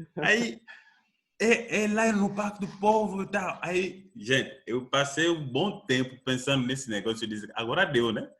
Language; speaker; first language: Portuguese; non-native, fluent; French